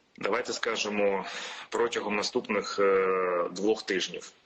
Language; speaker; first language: Ukrainian; native; Ukrainian